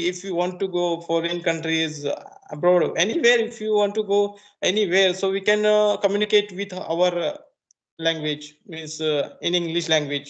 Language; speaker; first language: English; non-native, learner; Marathi